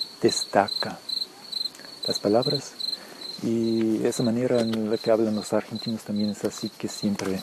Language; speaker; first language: Spanish; non-native, fluent; German